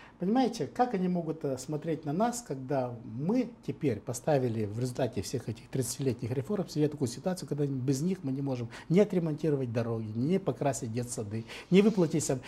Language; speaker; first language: Russian; native; Russian